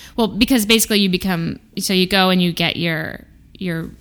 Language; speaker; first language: English; native; English